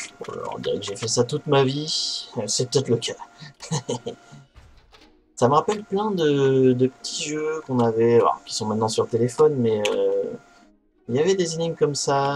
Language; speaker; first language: French; native; French